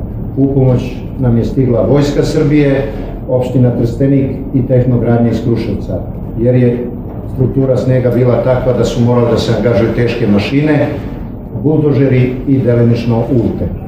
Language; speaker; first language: Serbian; native; Serbian